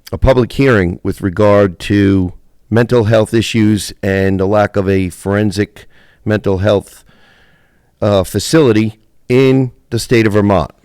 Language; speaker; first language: English; native; English